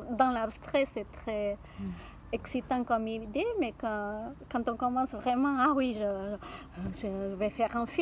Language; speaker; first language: French; non-native, fluent; Portuguese